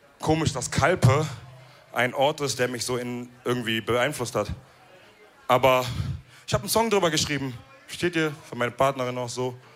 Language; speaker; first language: German; early bilingual, other home language; Wolof